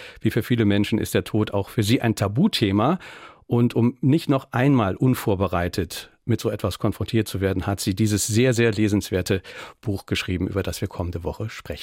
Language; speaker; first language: German; native; German